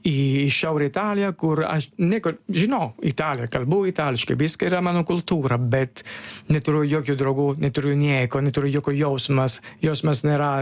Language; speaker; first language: Lithuanian; non-native, learner; Italian